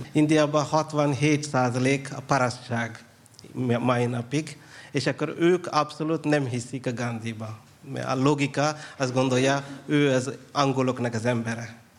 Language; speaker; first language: Hungarian; non-native, fluent; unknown